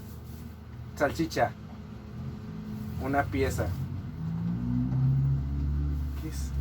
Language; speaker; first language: Spanish; native; Spanish